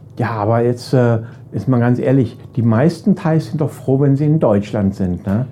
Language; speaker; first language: German; native; German